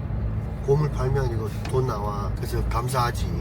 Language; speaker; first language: Korean; native; Korean